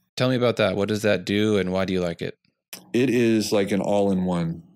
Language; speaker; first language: English; native; English